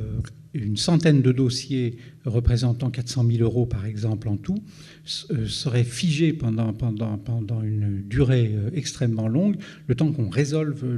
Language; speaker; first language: French; native; French